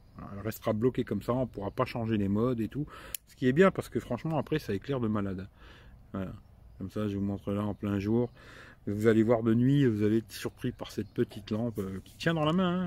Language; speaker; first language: French; native; French